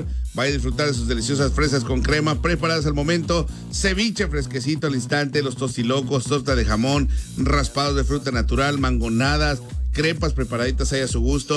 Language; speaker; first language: Spanish; native; Spanish